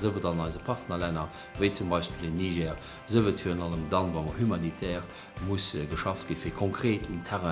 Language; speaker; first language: German; non-native, local second language; Luxembourgish